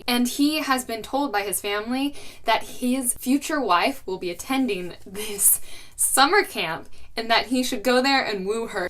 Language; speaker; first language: English; native; English